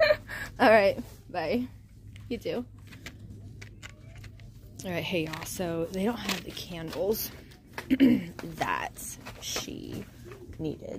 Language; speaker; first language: English; native; English